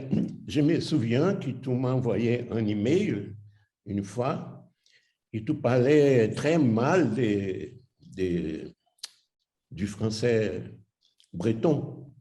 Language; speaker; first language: French; non-native, fluent; Portuguese